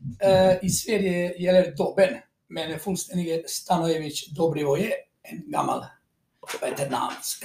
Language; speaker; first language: Swedish; non-native, fluent; Croatian